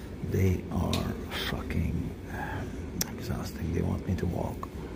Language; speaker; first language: English; non-native, fluent; French